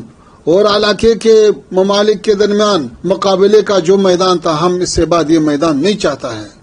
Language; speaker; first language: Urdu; non-native, fluent; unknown